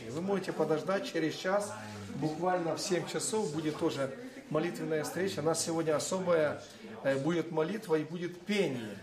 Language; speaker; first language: Russian; non-native, local second language; Ukrainian